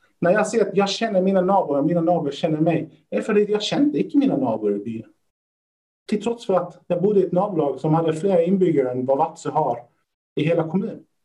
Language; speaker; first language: Swedish; early bilingual, other home language; Persian